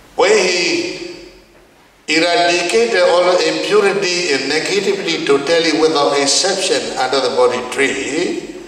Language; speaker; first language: English; non-native, learner; Burmese